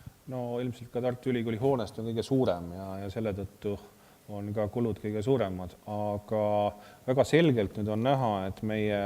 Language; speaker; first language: Estonian; native; Estonian